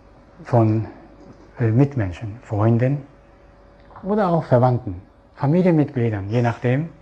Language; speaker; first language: German; non-native, fluent; Japanese